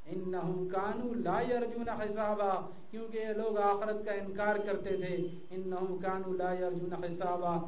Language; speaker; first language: Urdu; native; Urdu